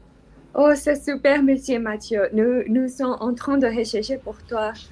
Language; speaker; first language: French; non-native, learner; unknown